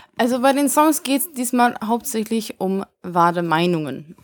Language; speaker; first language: German; early bilingual, other home language; Hungarian